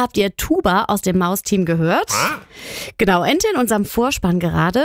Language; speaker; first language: German; native; German